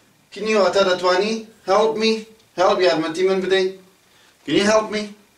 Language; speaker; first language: English; non-native, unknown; Central Kurdish